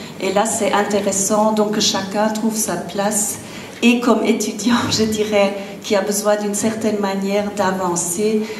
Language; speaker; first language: French; non-native, fluent; German